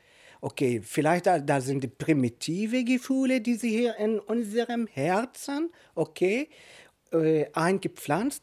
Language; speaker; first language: German; non-native, fluent; Arabic